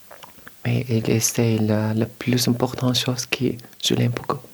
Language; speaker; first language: French; non-native, learner; Arabic